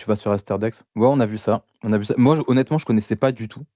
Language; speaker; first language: French; native; French